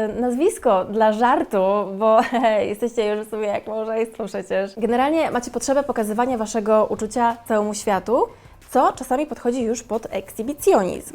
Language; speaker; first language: Polish; native; Polish